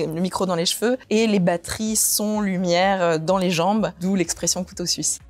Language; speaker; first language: French; native; French